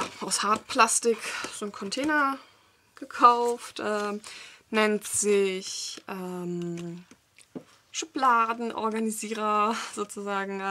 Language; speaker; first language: German; native; German